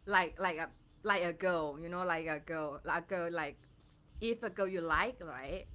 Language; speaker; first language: English; non-native, learner; Thai